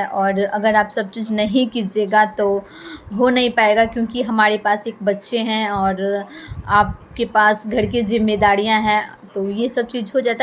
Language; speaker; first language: Hindi; non-native, local second language; Bhojpuri